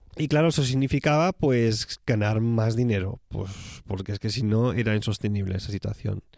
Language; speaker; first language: Spanish; native; Spanish